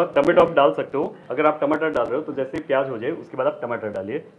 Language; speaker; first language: Hindi; non-native, local second language; Gujarati